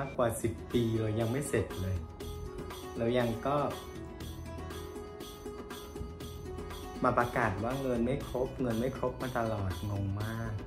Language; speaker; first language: Thai; non-native, fluent; Vietnamese